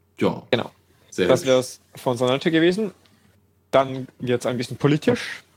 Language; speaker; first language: German; native; German